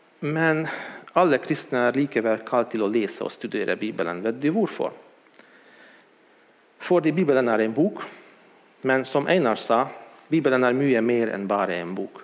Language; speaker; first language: Swedish; non-native, fluent; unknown